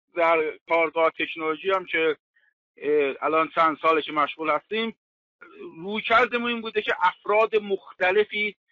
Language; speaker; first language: Persian; non-native, local second language; Azerbaijani